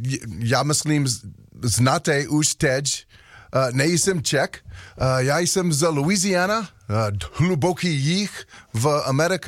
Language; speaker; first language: Czech; non-native, learner; English